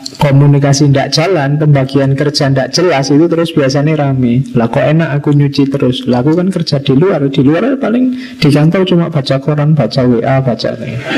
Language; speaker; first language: Indonesian; non-native, local second language; Javanese